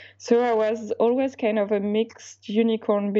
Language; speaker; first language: English; non-native, fluent; Swiss German